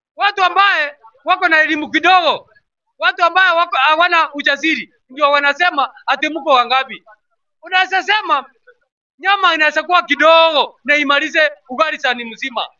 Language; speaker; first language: Swahili; non-native, local second language; Gusii